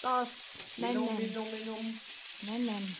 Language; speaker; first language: German; non-native, learner; Indonesian